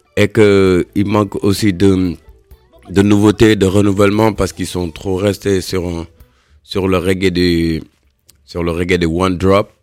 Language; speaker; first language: French; non-native, local second language; Wolof